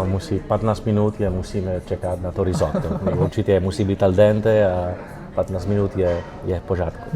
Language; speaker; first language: Czech; non-native, learner; Italian